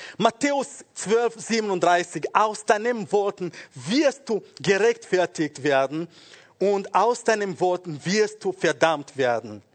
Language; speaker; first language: German; non-native, fluent; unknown